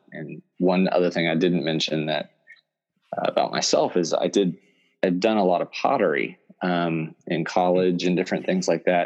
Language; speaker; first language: English; native; English